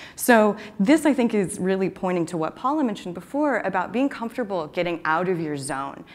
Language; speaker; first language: English; native; English